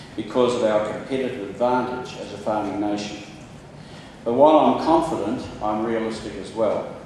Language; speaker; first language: English; native; English